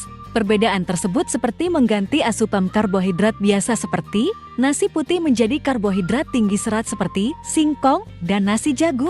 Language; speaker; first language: Indonesian; native; Indonesian